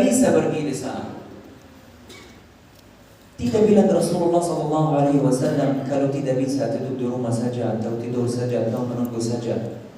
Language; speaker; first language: Indonesian; non-native, fluent; Arabic